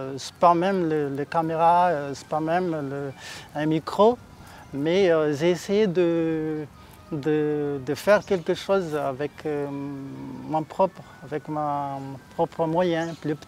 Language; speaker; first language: French; non-native, local second language; Malagasy